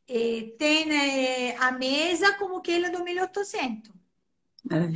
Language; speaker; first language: Portuguese; non-native, fluent; Italian